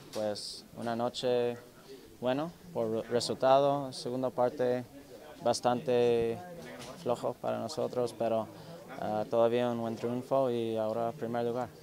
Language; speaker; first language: Spanish; non-native, learner; English